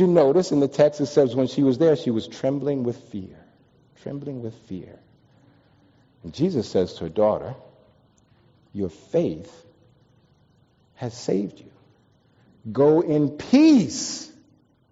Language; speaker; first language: English; native; English